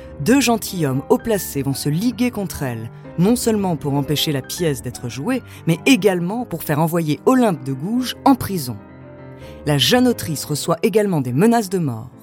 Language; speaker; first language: French; native; French